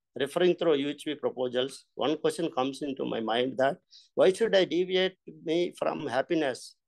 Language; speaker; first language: English; non-native, local second language; Telugu